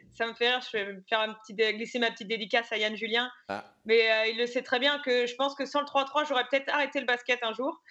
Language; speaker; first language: French; native; French